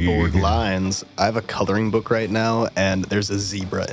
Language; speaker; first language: English; native; English